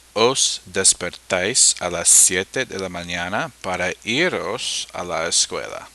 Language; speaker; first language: Spanish; non-native, fluent; English